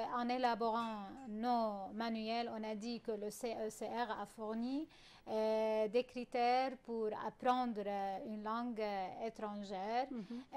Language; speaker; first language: French; non-native, fluent; Arabic